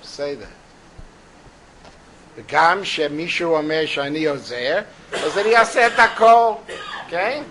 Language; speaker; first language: Hebrew; non-native, fluent; English